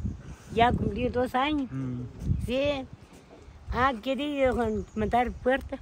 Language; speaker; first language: Spanish; non-native, local second language; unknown